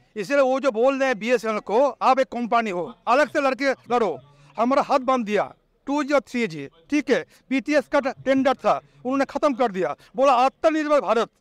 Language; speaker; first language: Hindi; non-native, local second language; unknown